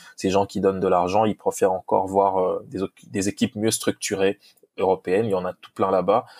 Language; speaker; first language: French; non-native, local second language; Lingala